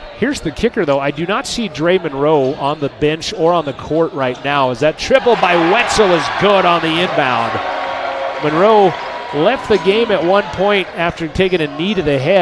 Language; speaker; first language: English; native; English